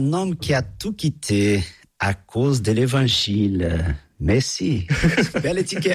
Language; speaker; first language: French; non-native, fluent; Portuguese